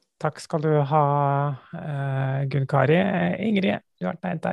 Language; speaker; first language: Norwegian; native; Norwegian